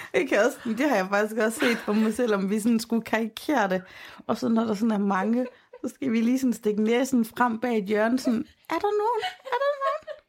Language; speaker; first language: Danish; native; Danish